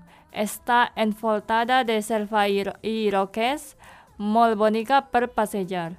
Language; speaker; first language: Catalan; non-native, learner; Indonesian